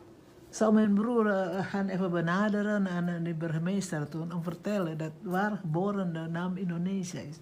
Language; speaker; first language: Dutch; non-native, learner; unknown